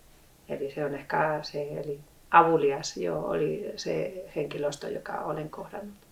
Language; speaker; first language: Finnish; non-native, fluent; Spanish